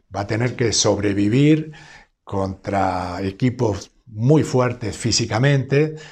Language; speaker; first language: Spanish; native; Spanish